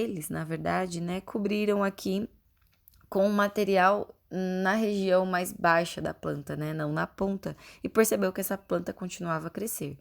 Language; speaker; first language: Portuguese; native; Portuguese